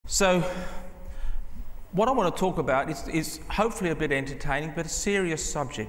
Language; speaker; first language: English; native; English